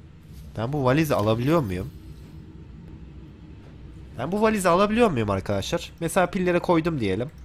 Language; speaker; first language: Turkish; native; Turkish